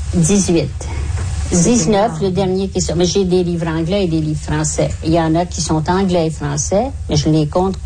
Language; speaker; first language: French; native; French